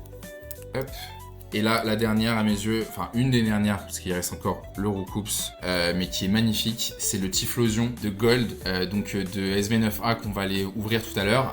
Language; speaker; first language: French; native; French